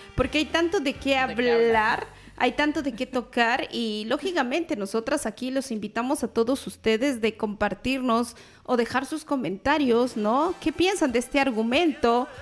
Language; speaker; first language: Spanish; native; Spanish